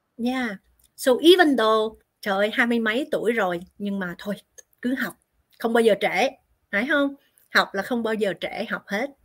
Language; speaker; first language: Vietnamese; native; Vietnamese